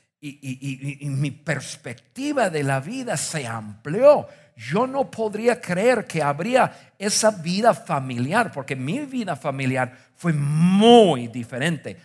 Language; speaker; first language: Spanish; non-native, fluent; English